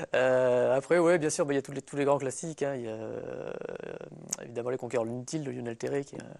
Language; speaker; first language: French; native; French